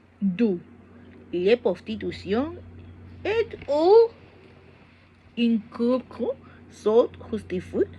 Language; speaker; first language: French; non-native, learner; Spanish